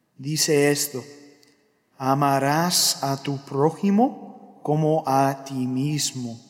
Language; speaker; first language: Spanish; non-native, fluent; English